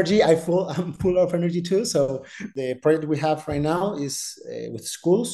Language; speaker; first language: English; non-native, fluent; Spanish